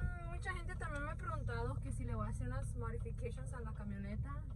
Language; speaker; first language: Spanish; native; Spanish